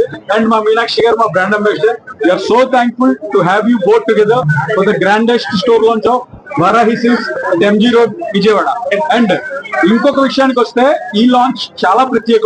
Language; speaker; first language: Telugu; native; Telugu